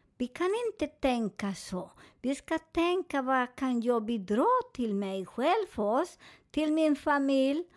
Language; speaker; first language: Swedish; non-native, fluent; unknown